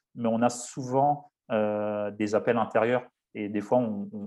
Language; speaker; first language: French; native; French